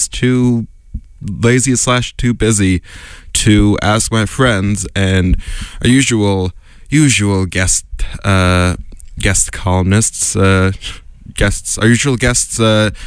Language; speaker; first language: English; native; English